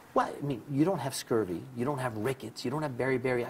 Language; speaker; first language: English; native; English